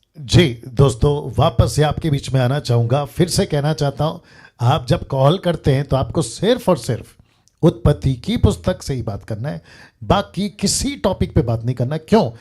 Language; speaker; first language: Hindi; native; Hindi